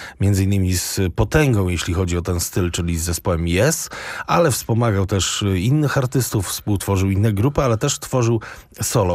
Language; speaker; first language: Polish; native; Polish